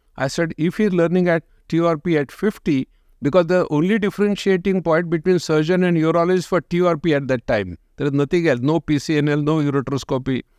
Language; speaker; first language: English; non-native, local second language; Marathi